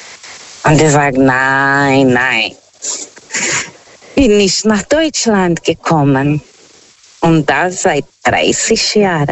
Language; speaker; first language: German; non-native, fluent; Portuguese